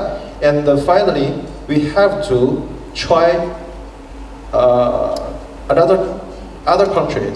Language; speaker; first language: English; non-native, fluent; Chinese